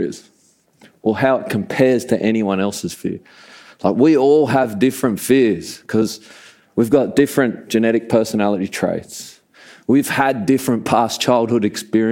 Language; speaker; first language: English; native; English